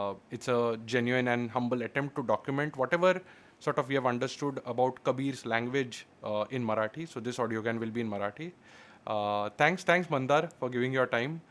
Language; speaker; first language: English; non-native, local second language; Marathi